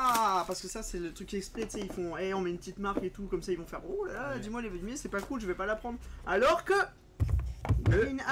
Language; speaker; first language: French; native; French